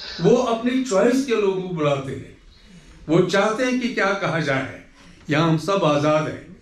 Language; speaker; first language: Urdu; non-native, local second language; Kashmiri